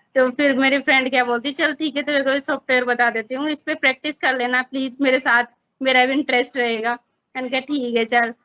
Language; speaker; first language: Hindi; native; Hindi